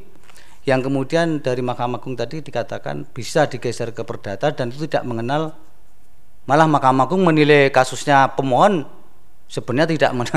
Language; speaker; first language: Indonesian; native; Indonesian